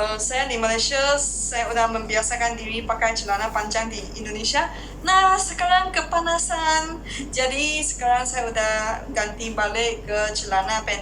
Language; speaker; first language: Indonesian; non-native, fluent; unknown